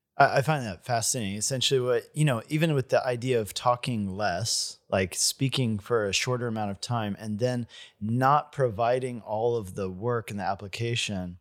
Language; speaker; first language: English; native; English